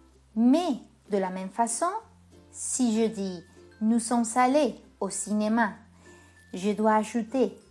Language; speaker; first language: French; non-native, fluent; Spanish